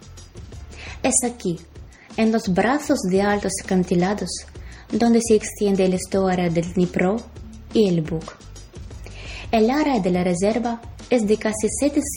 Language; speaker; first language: Spanish; non-native, fluent; Ukrainian